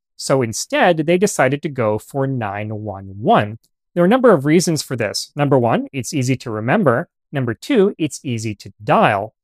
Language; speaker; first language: English; native; English